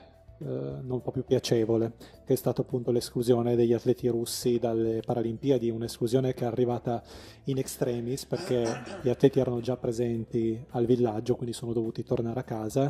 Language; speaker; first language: Italian; native; Italian